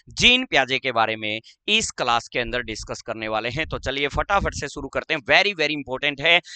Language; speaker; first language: Hindi; native; Hindi